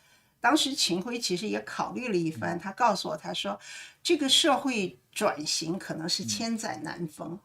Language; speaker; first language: Chinese; native; Chinese